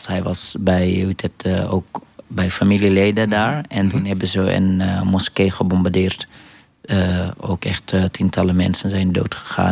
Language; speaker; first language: Dutch; non-native, fluent; Arabic